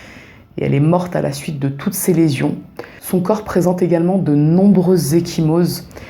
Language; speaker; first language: French; native; French